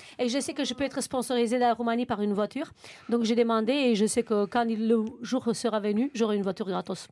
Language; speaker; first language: French; non-native, fluent; Romanian